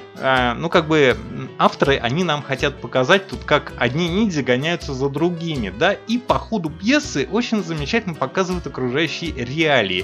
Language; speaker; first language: Russian; native; Russian